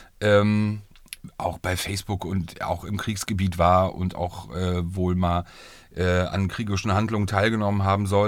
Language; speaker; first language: German; native; German